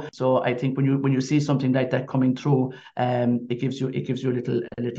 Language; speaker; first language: English; native; English